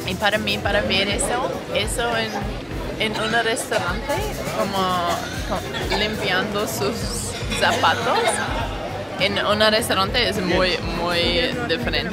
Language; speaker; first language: Spanish; non-native, learner; English